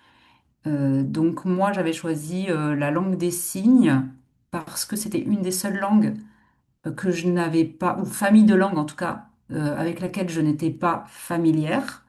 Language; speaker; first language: French; native; French